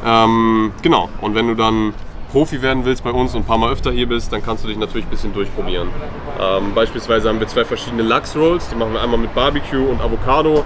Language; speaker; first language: German; native; German